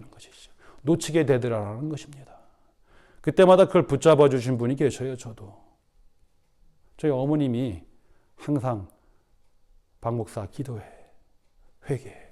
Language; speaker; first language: Korean; native; Korean